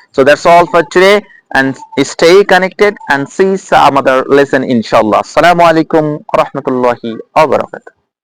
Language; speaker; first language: English; non-native, local second language; Bangla